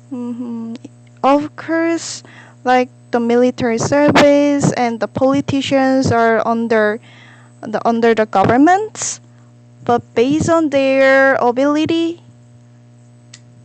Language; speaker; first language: English; non-native, learner; Korean